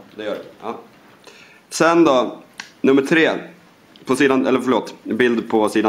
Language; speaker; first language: Swedish; native; Swedish